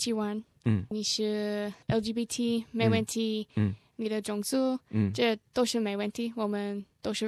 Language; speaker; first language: Chinese; non-native, learner; English